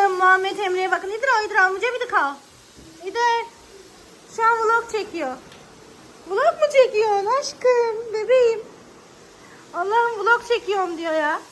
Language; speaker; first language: Turkish; native; Turkish